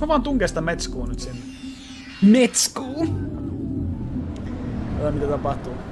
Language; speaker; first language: Finnish; native; Finnish